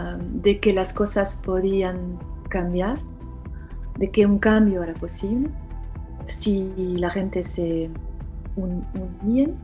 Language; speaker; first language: Spanish; non-native, fluent; French